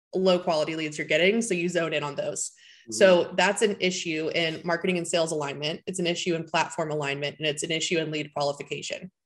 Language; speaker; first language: English; native; English